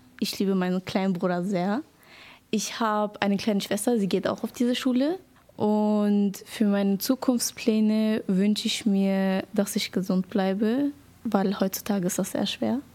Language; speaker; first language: German; early bilingual, other home language; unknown